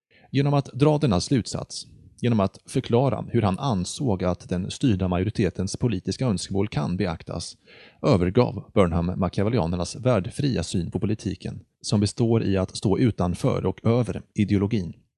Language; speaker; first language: Swedish; native; Swedish